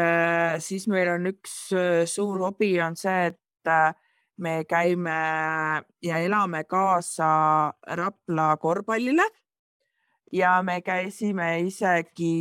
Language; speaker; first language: Estonian; native; Estonian